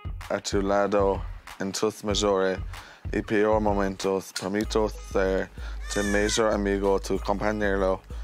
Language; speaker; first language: Spanish; non-native, learner; English